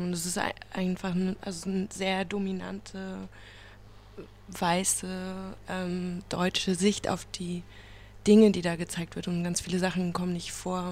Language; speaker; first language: German; native; German